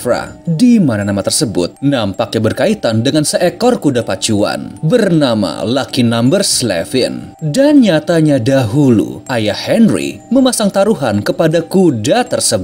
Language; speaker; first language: Indonesian; native; Indonesian